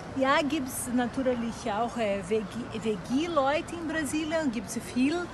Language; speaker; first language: German; non-native, learner; Portuguese